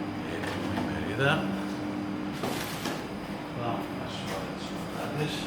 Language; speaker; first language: Greek; non-native, learner; Persian